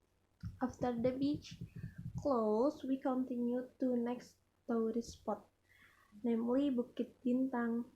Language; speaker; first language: English; non-native, learner; Indonesian